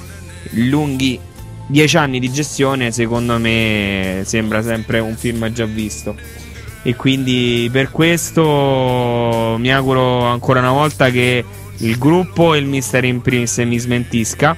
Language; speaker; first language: Italian; native; Italian